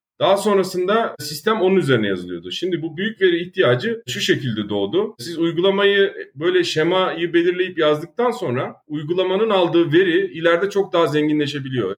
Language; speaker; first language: Turkish; native; Turkish